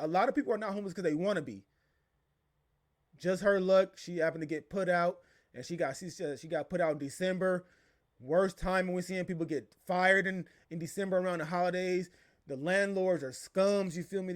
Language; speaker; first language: English; native; English